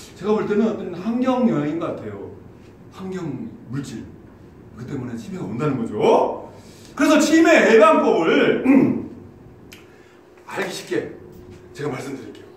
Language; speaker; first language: Korean; native; Korean